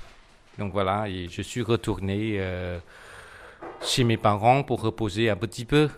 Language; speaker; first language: French; non-native, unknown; Vietnamese